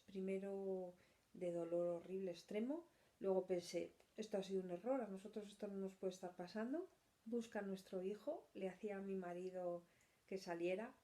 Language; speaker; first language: Spanish; native; Spanish